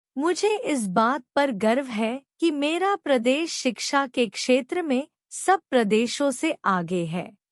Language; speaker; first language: Hindi; native; Hindi